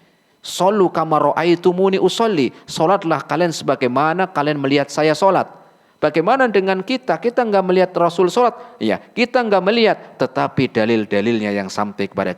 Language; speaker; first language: Indonesian; native; Indonesian